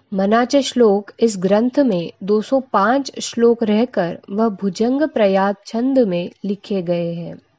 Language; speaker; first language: Hindi; non-native, local second language; Marathi